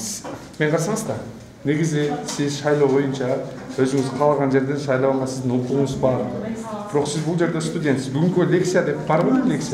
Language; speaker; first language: Kyrgyz; native; Kyrgyz